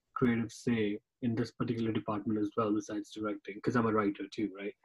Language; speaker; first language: English; non-native, local second language; Kashmiri